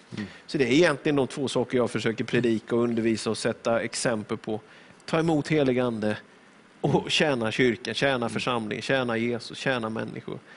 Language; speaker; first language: Swedish; native; Swedish